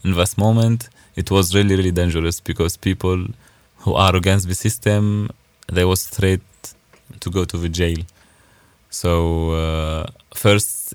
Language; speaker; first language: English; non-native, fluent; Arabic